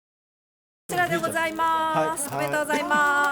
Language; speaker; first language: Japanese; native; Japanese